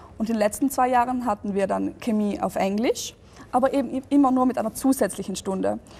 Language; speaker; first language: German; native; German